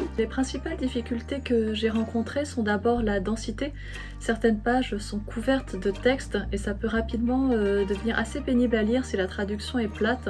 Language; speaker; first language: French; native; French